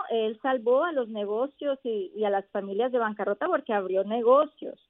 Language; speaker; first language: Spanish; native; Spanish